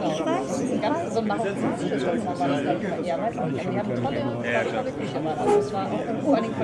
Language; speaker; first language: German; native; German